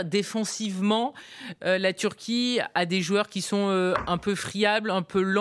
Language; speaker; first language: French; native; French